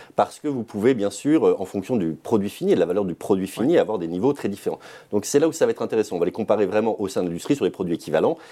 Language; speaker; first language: French; native; French